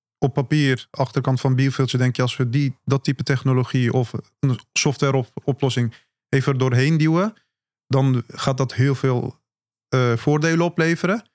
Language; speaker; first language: Dutch; early bilingual, other home language; Turkish